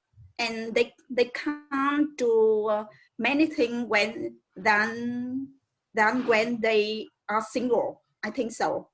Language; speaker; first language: English; non-native, learner; Vietnamese